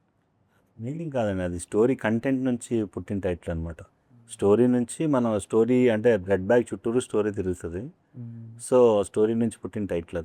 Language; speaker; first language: Telugu; native; Telugu